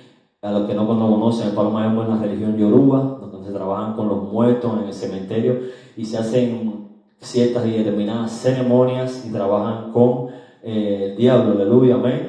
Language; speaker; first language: Spanish; native; Spanish